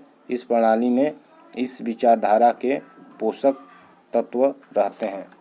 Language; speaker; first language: Hindi; native; Hindi